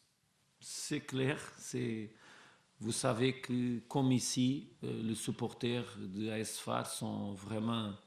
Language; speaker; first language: French; non-native, learner; Portuguese